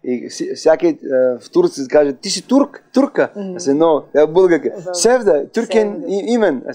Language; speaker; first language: Bulgarian; non-native, learner; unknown